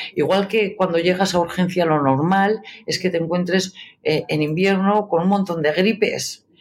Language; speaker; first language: Spanish; native; Spanish